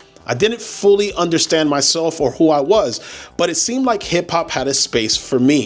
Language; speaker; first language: English; native; English